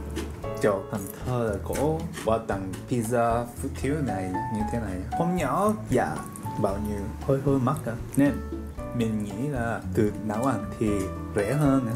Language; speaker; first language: Vietnamese; non-native, learner; Japanese